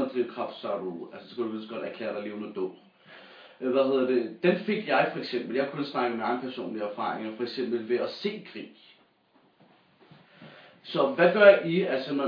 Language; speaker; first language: Danish; native; Danish